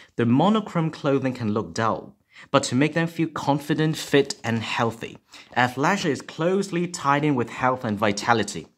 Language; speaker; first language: English; non-native, local second language; Cantonese